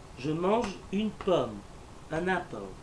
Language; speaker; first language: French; non-native, learner; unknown